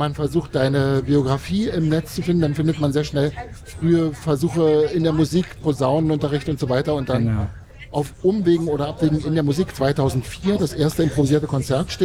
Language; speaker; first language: German; native; German